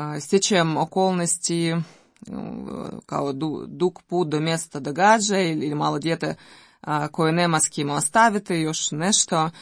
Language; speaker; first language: Croatian; non-native, learner; Russian